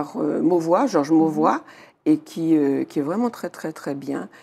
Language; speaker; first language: French; native; French